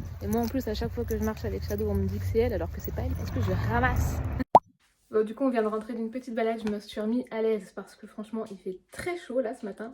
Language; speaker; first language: French; native; French